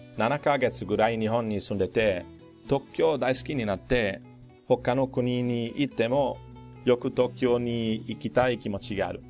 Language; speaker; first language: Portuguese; non-native, fluent; German